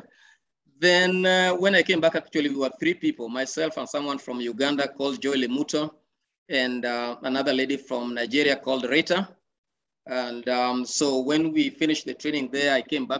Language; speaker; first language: English; non-native, local second language; Luo (Kenya and Tanzania)